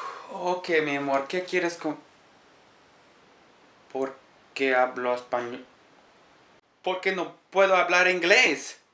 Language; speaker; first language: Spanish; non-native, learner; English